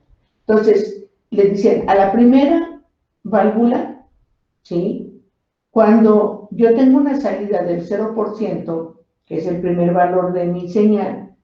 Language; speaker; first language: Spanish; native; Spanish